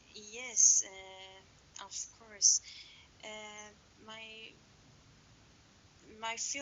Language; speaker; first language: English; non-native, learner; Persian